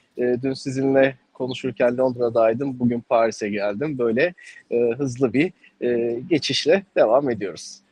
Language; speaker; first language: Turkish; native; Turkish